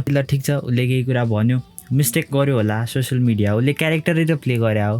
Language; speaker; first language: Nepali; native; Nepali